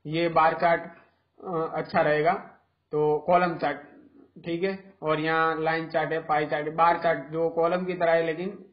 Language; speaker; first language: Hindi; non-native, local second language; Gujarati